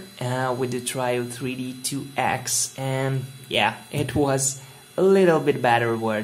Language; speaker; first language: English; non-native, fluent; Hungarian